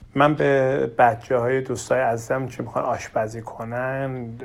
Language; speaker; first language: Persian; non-native, learner; Turkish